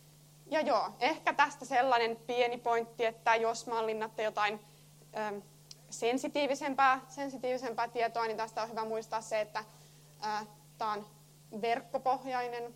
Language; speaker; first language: Finnish; native; Finnish